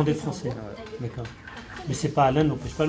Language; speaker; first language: French; native; French